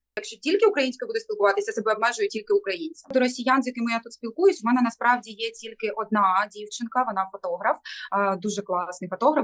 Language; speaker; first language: Ukrainian; non-native, local second language; Russian